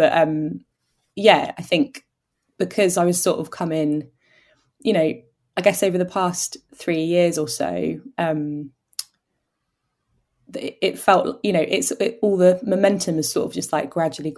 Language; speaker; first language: English; native; English